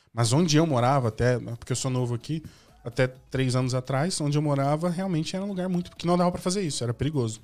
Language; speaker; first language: Portuguese; native; Portuguese